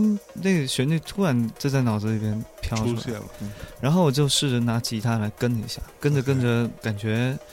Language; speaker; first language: Chinese; native; Chinese